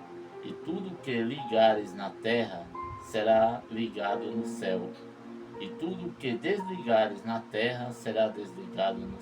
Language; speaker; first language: Portuguese; native; Portuguese